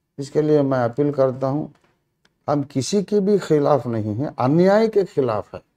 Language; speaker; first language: Hindi; non-native, local second language; Telugu